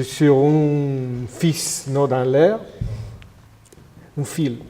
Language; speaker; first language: French; non-native, fluent; Spanish